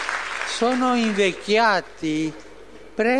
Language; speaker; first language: Italian; early bilingual, heritage; Spanish